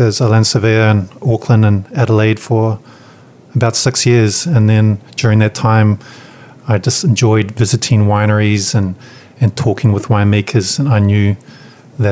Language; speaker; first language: English; native; English